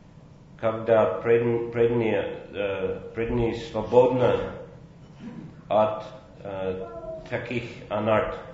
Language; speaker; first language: Russian; non-native, fluent; English